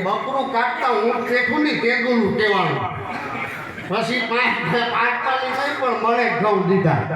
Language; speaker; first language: Gujarati; native; Gujarati